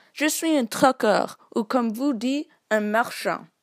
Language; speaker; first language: French; non-native, learner; English